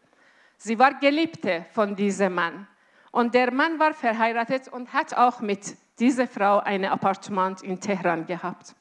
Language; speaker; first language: German; non-native, fluent; Azerbaijani